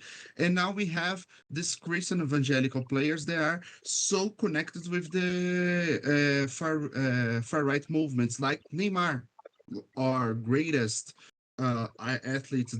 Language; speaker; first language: English; non-native, fluent; Portuguese